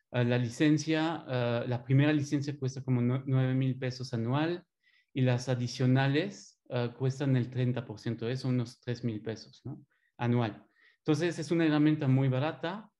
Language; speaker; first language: Spanish; non-native, fluent; French